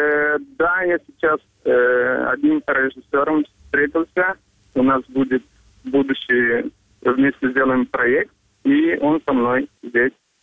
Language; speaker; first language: Russian; non-native, fluent; Romanian